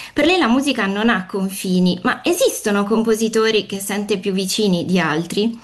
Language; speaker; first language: Italian; native; Italian